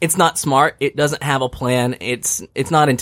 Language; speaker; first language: English; native; English